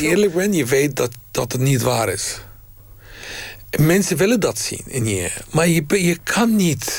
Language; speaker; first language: Dutch; non-native, fluent; Arabic